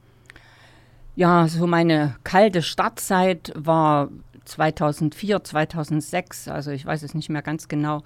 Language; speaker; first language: German; native; German